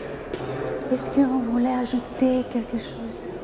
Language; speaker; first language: French; non-native, fluent; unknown